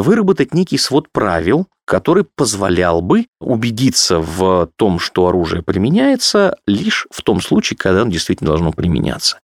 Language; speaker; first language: Russian; native; Russian